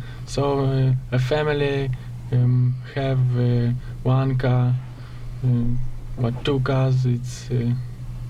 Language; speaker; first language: English; non-native, learner; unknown